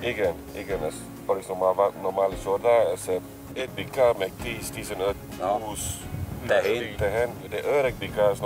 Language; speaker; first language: Hungarian; non-native, learner; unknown